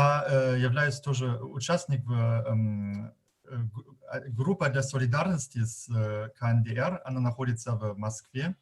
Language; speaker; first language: Russian; non-native, fluent; German